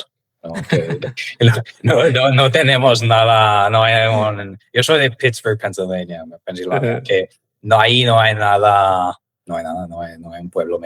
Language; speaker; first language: Spanish; non-native, fluent; English